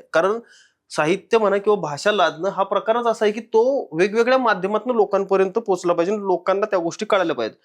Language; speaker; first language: Marathi; native; Marathi